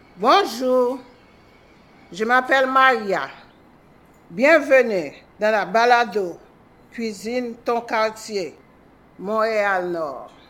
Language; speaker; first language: French; non-native, local second language; Haitian Creole